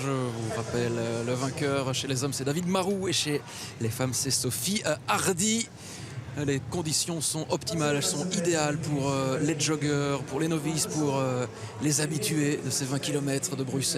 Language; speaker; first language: French; native; French